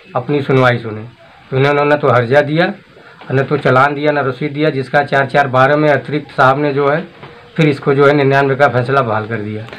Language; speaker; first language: Hindi; native; Hindi